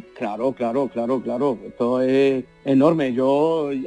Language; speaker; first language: Spanish; early bilingual, heritage; Spanish